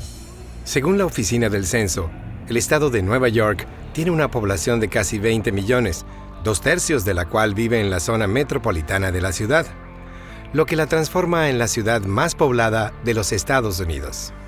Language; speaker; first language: Spanish; native; Spanish